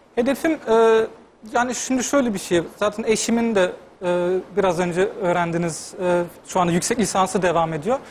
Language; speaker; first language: Turkish; early bilingual, heritage; Turkish